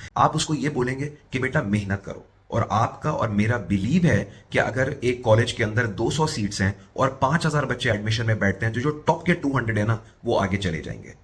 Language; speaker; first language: Urdu; native; Urdu